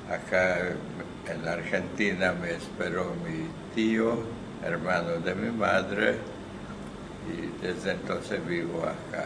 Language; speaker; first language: Spanish; non-native, fluent; Hungarian